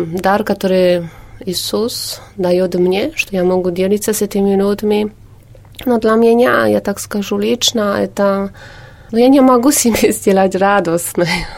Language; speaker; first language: Ukrainian; non-native, learner; Polish